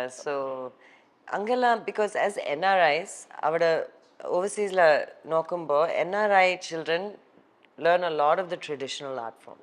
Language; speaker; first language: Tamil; early bilingual, heritage; Tamil